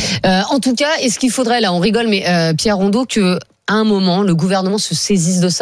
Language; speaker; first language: French; native; French